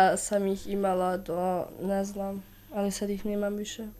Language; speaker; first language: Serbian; early bilingual, heritage; Serbian